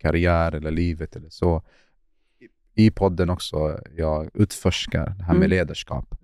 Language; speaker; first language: Swedish; non-native, fluent; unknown